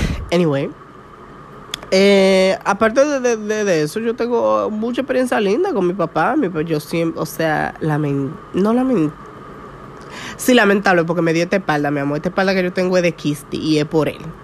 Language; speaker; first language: Spanish; early bilingual, heritage; Spanish